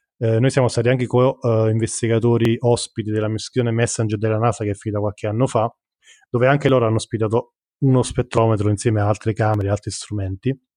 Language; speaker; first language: Italian; native; Italian